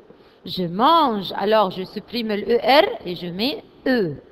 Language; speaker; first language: French; non-native, fluent; Arabic